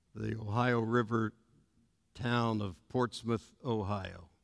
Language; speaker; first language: English; native; English